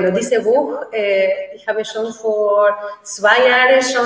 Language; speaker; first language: German; non-native, learner; Spanish